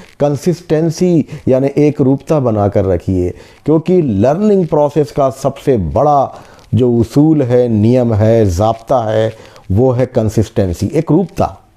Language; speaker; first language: Hindi; native; Hindi